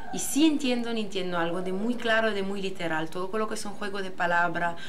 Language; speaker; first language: Spanish; non-native, fluent; French